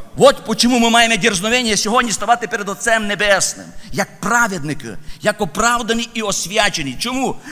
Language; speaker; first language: Ukrainian; native; Ukrainian